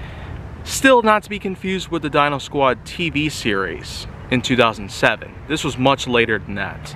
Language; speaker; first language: English; native; English